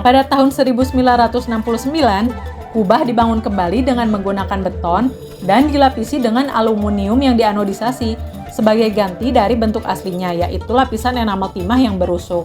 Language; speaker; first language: Indonesian; native; Indonesian